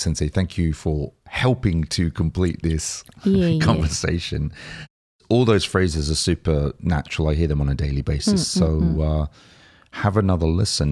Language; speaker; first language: English; native; English